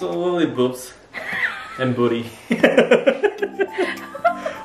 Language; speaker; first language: English; non-native, learner; Korean